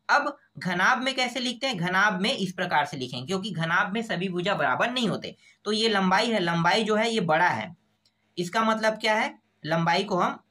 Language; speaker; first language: Hindi; native; Hindi